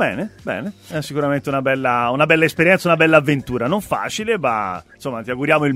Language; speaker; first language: Italian; native; Italian